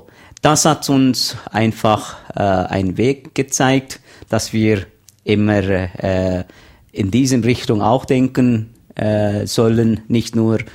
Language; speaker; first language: German; non-native, learner; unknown